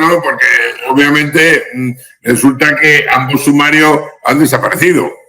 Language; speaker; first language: Spanish; native; Spanish